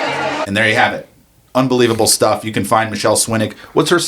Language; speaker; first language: English; native; English